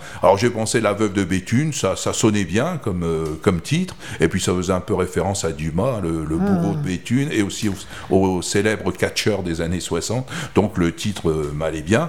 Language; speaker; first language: French; native; French